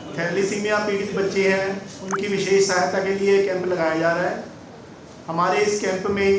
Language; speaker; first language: Hindi; non-native, local second language; Punjabi